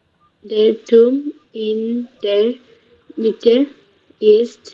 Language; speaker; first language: German; non-native, learner; Bangla